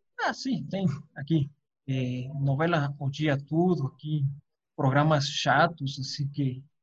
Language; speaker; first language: Portuguese; non-native, fluent; Spanish